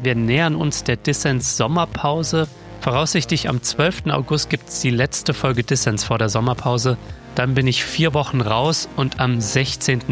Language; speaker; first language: German; native; German